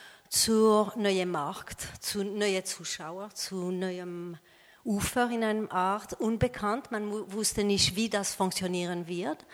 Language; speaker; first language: German; non-native, fluent; French